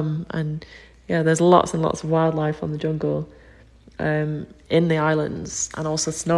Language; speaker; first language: English; native; English